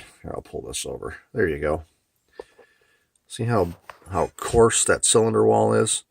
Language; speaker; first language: English; native; English